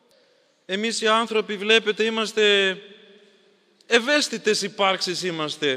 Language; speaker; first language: Greek; native; Greek